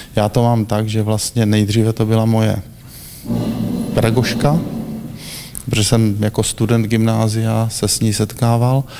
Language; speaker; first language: Czech; native; Czech